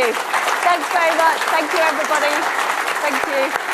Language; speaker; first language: English; native; English